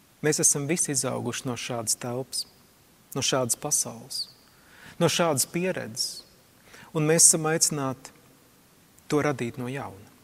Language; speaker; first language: Latvian; native; Latvian